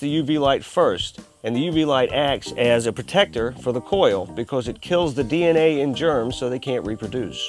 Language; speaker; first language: English; native; English